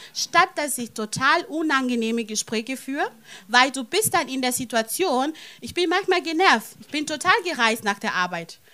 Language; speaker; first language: German; non-native, fluent; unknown